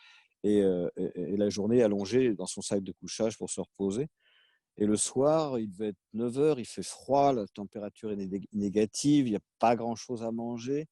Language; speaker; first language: French; native; French